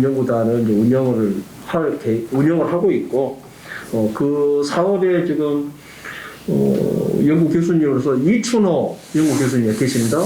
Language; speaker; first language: Korean; native; Korean